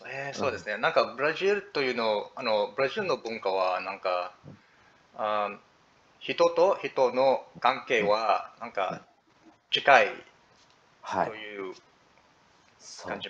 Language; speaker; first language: Japanese; non-native, learner; English